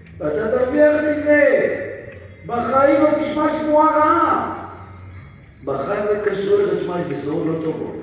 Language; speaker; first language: Hebrew; native; Hebrew